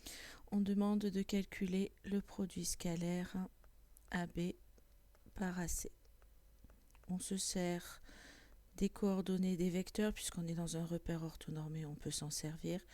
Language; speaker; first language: French; native; French